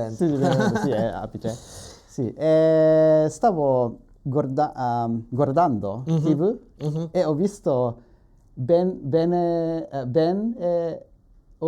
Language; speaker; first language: Italian; non-native, learner; Japanese